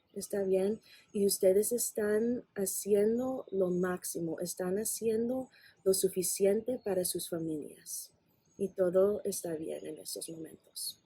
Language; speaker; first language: Spanish; non-native, fluent; English